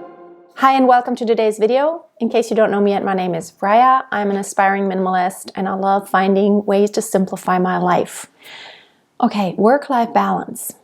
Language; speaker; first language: English; non-native, fluent; German